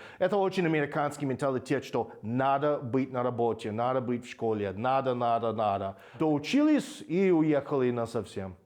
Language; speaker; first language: Russian; non-native, fluent; English